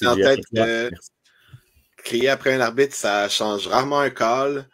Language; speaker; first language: French; native; French